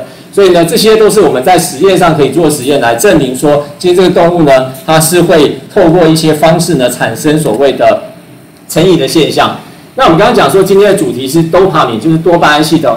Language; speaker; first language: Chinese; native; Chinese